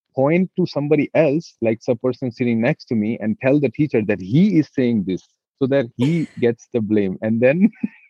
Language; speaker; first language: English; non-native, local second language; Hindi